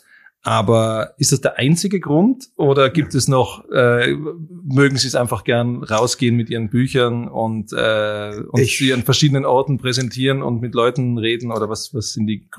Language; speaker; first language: German; native; German